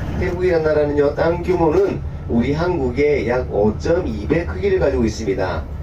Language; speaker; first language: Korean; native; Korean